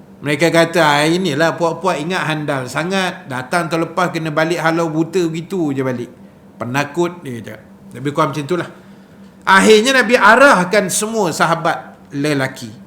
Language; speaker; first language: Malay; native; Malay